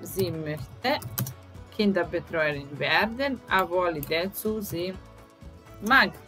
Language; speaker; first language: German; non-native, fluent; Serbian